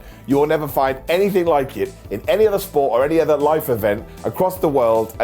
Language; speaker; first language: English; native; English